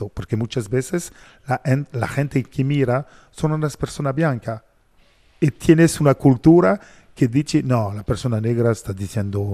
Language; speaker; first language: Spanish; non-native, learner; French